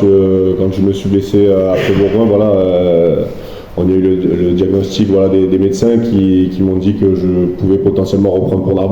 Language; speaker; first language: French; native; French